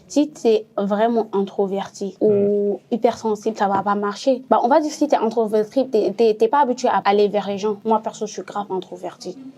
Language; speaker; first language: French; non-native, local second language; Wolof